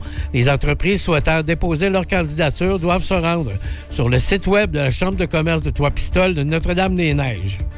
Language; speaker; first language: French; native; French